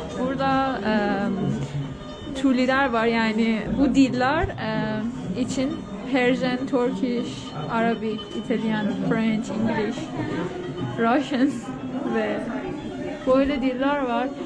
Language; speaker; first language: Turkish; non-native, learner; Persian